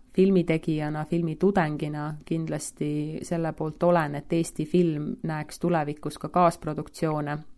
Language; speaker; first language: Estonian; native; Estonian